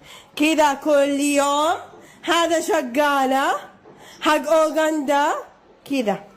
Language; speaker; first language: Arabic; non-native, learner; Amharic